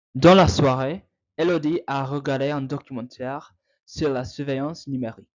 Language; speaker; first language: French; non-native, learner; English